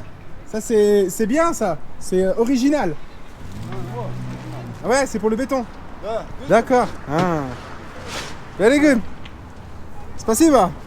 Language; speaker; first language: French; native; French